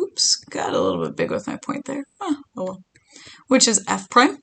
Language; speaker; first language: English; native; English